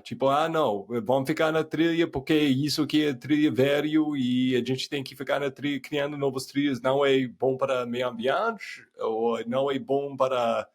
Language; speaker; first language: Portuguese; non-native, fluent; English